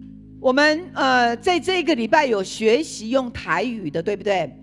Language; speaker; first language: Chinese; native; Chinese